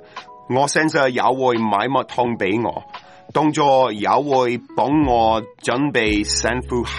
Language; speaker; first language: Cantonese; non-native, learner; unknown